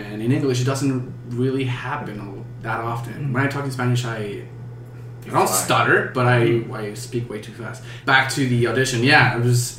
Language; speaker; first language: English; non-native, fluent; Spanish